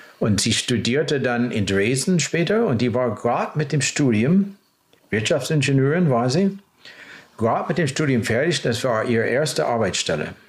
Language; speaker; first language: German; non-native, fluent; English